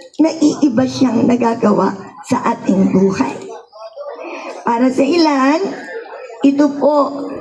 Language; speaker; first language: Filipino; native; Filipino